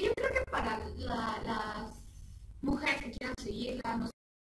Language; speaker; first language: Spanish; native; Spanish